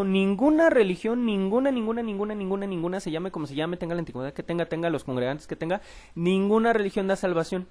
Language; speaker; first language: Spanish; native; Spanish